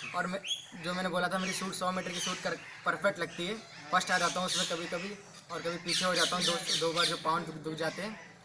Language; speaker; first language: Hindi; non-native, local second language; Kannada